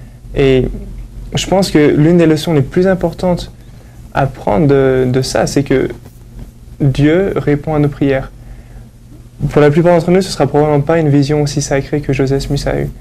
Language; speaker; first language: French; native; French